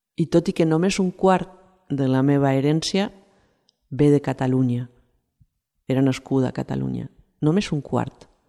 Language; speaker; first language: Catalan; non-native, fluent; Spanish